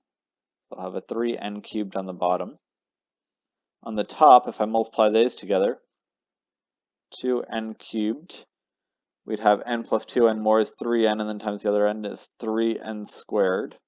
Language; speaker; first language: English; native; English